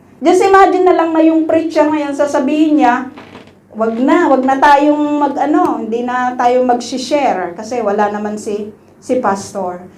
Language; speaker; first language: Filipino; non-native, local second language; Iloko